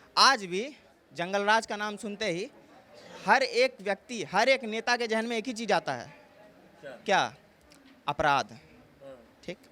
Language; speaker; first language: Hindi; native; Hindi